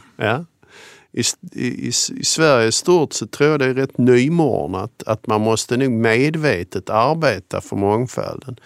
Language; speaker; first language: Swedish; native; Swedish